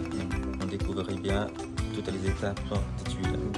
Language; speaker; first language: French; non-native, fluent; Vietnamese